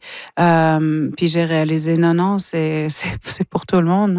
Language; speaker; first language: French; non-native, local second language; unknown